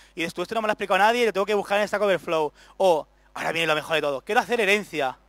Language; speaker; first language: Spanish; native; Spanish